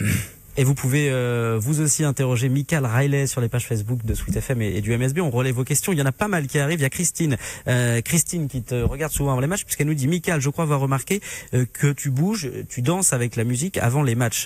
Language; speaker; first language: French; native; French